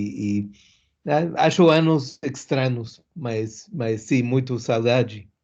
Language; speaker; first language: Portuguese; non-native, learner; English